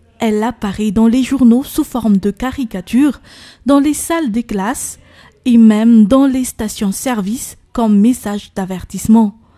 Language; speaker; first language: French; non-native, local second language; Malagasy